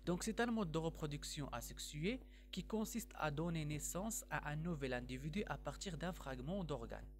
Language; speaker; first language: French; non-native, local second language; Arabic